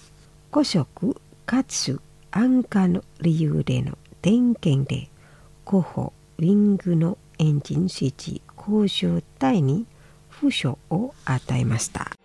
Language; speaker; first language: Japanese; non-native, fluent; Indonesian